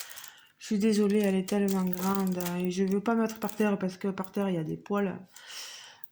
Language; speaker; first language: French; native; French